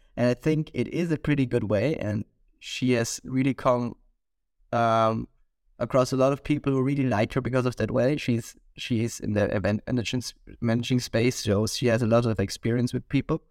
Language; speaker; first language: English; non-native, fluent; German